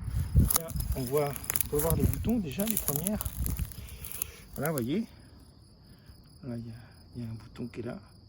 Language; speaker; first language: French; native; French